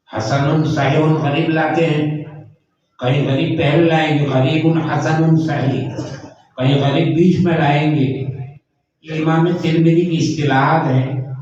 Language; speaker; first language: Urdu; non-native, local second language; Gujarati